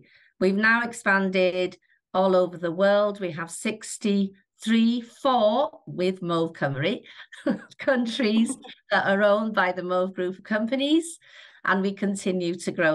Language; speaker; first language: English; native; English